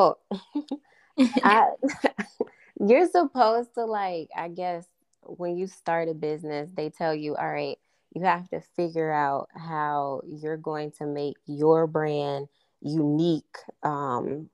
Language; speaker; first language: English; native; English